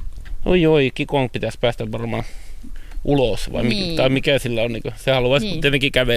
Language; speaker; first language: Finnish; native; Finnish